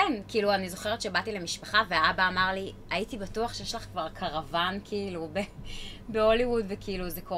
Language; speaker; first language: Hebrew; native; Hebrew